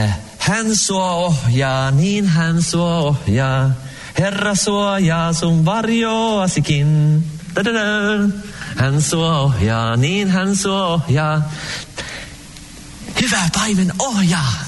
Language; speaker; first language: Finnish; early bilingual, heritage; Finnish